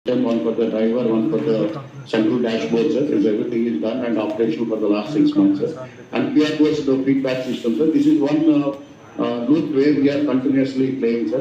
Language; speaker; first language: English; non-native, local second language; Telugu